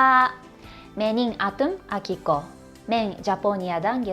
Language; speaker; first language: Kyrgyz; non-native, learner; Japanese